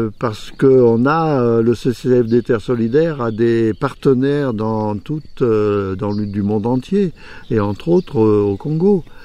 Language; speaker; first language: French; native; French